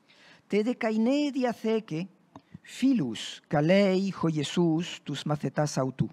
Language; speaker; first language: Greek; non-native, fluent; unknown